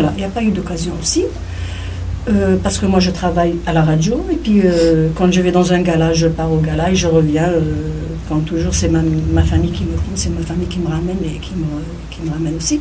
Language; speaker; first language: French; non-native, local second language; Kabyle